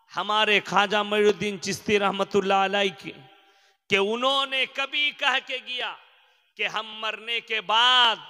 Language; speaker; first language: Hindi; non-native, local second language; Bangla